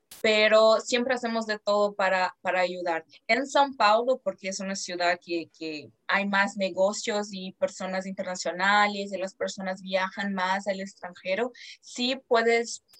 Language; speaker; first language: Spanish; non-native, fluent; Portuguese